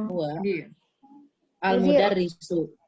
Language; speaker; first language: Arabic; non-native, learner; Indonesian